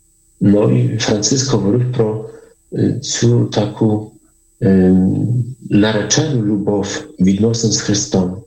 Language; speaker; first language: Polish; non-native, learner; Ukrainian